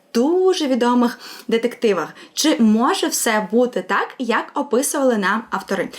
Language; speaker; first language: Ukrainian; non-native, local second language; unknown